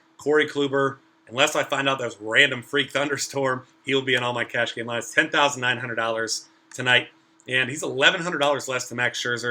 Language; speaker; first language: English; native; English